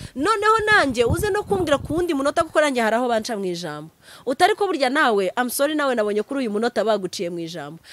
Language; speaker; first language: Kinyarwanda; early bilingual, heritage; Kinyarwanda